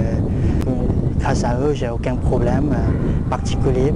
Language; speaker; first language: French; non-native, fluent; Lao